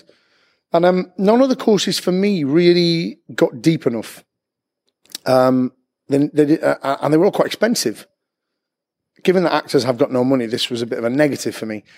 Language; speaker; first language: English; native; English